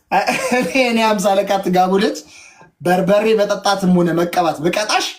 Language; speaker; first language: Amharic; native; Amharic